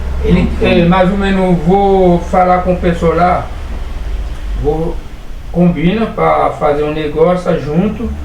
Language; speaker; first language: Portuguese; non-native, learner; Haitian Creole